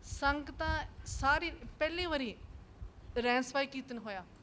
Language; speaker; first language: Punjabi; early bilingual, heritage; Punjabi